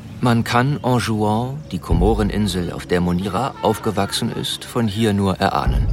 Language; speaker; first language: German; native; German